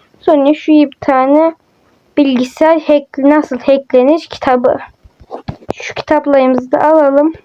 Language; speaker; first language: Turkish; native; Turkish